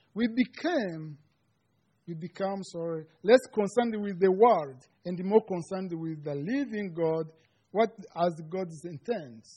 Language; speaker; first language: English; non-native, local second language; Kinyarwanda